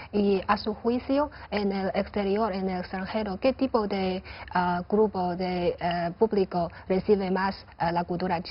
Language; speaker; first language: Spanish; non-native, fluent; Chinese